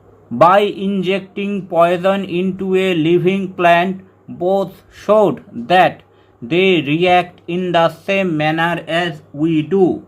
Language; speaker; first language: English; non-native, local second language; Bangla